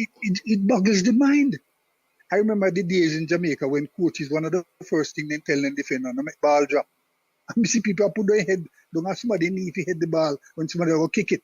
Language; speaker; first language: English; non-native, local second language; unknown